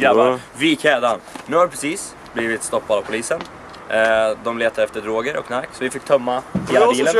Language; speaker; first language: Swedish; native; Swedish